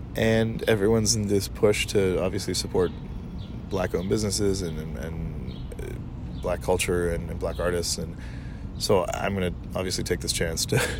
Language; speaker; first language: English; native; English